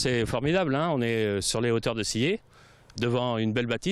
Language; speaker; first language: French; native; French